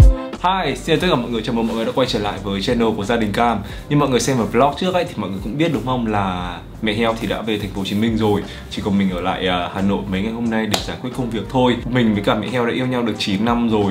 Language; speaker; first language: Vietnamese; native; Vietnamese